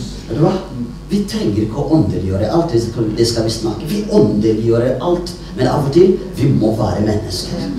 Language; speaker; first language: Norwegian; non-native, fluent; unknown